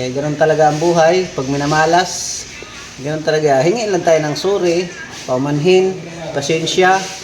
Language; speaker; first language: Filipino; native; Filipino